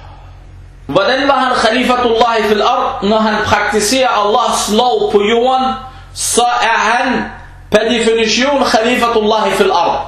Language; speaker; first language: Danish; non-native, fluent; Arabic